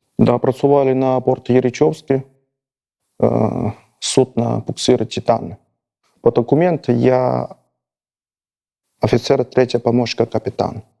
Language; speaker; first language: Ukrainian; non-native, learner; Chinese